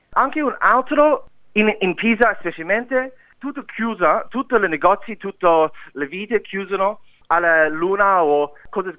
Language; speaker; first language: Italian; non-native, learner; English